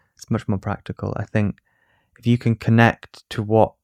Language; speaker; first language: English; native; English